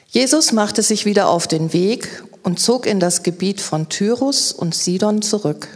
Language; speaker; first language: German; native; German